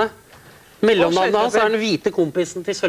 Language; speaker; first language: Norwegian; native; Norwegian